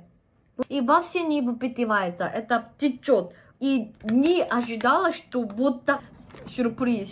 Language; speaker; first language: Russian; non-native, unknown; Korean